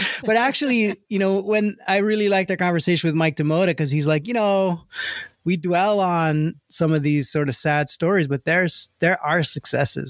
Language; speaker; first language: English; native; English